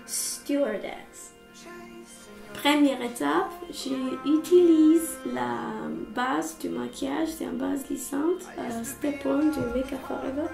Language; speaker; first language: French; non-native, learner; Romanian